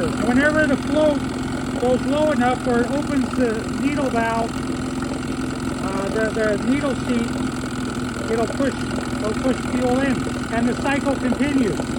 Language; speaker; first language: English; native; English